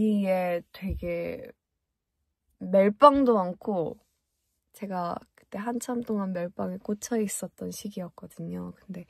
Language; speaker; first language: Korean; early bilingual, heritage; English